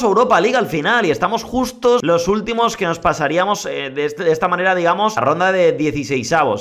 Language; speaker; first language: Spanish; native; Spanish